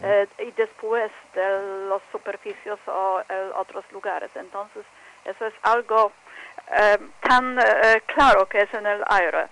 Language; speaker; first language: Spanish; non-native, fluent; Polish